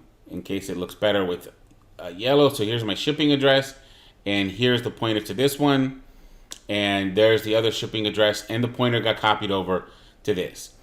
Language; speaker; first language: English; native; English